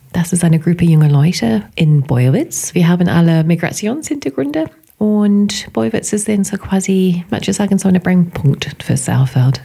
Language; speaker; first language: German; non-native, fluent; English